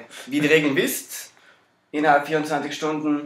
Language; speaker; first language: German; native; German